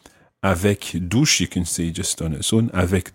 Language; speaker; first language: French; non-native, fluent; English